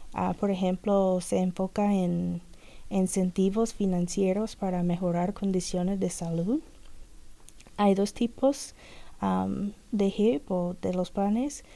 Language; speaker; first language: Spanish; non-native, fluent; English